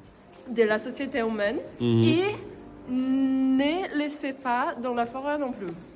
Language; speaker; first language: French; non-native, learner; Portuguese